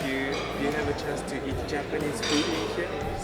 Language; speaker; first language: English; non-native, learner; Japanese